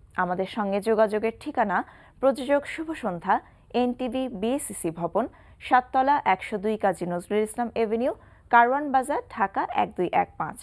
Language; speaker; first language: Bangla; native; Bangla